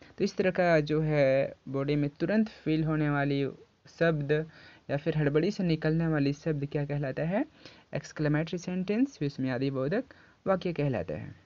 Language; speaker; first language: Hindi; native; Hindi